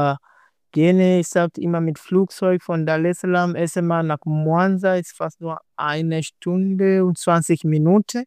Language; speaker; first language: German; non-native, learner; Swahili